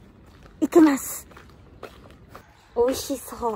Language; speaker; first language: Japanese; non-native, learner; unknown